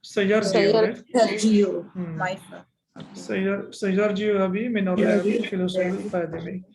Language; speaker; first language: Arabic; non-native, fluent; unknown